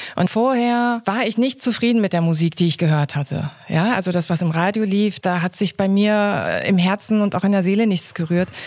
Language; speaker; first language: German; early bilingual, other home language; Korean